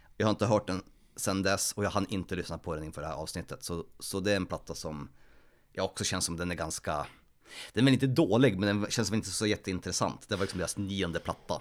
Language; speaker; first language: Swedish; early bilingual, other home language; Polish